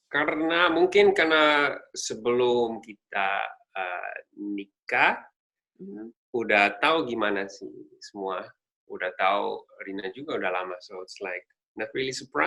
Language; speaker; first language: Indonesian; non-native, learner; Dutch